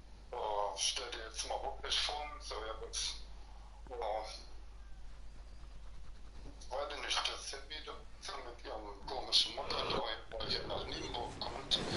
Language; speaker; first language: German; native; German